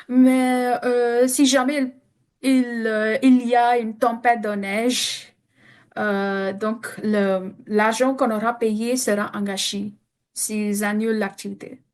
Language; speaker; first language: French; non-native, fluent; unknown